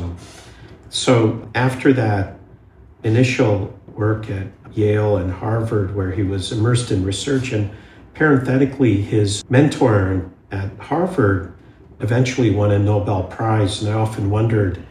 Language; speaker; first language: English; early bilingual, other home language; Hindi